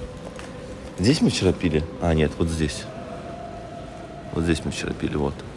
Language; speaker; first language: Russian; native; Russian